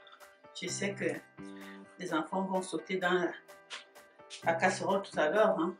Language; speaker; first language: French; native; French